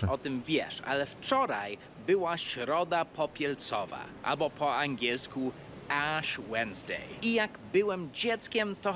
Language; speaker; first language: Polish; early bilingual, heritage; Polish